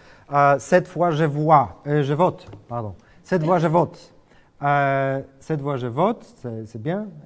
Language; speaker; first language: French; non-native, fluent; Polish